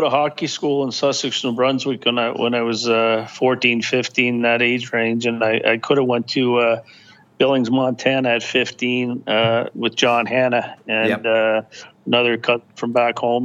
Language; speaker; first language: English; native; English